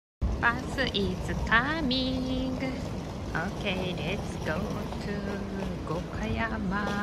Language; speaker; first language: English; non-native, learner; Japanese